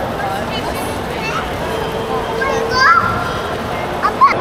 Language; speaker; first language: Korean; early bilingual, heritage; Korean